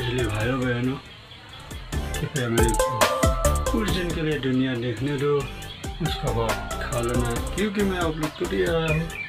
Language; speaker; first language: Hindi; non-native, local second language; Assamese